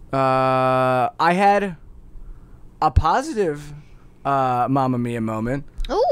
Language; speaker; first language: English; native; English